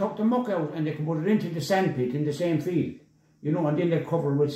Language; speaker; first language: English; native; English